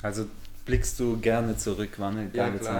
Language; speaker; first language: German; native; German